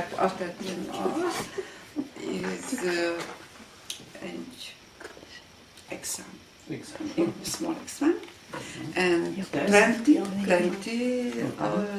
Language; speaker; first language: English; non-native, learner; Hungarian